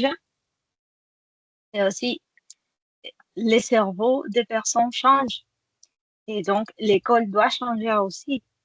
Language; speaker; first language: French; non-native, fluent; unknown